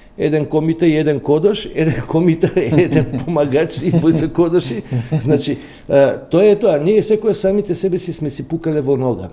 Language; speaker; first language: Macedonian; non-native, local second language; Albanian